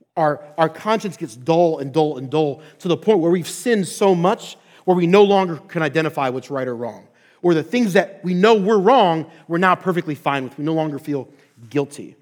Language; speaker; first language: English; native; English